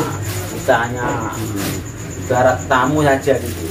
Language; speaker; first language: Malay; non-native, local second language; Javanese